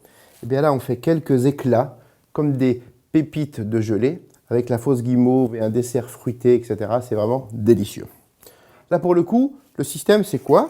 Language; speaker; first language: French; native; French